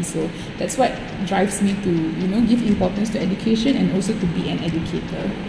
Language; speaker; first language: English; native; English